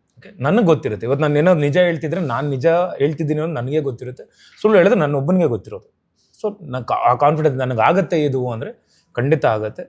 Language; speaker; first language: Kannada; native; Kannada